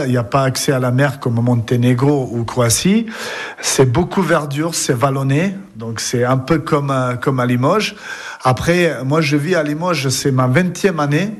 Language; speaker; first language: French; non-native, fluent; Serbian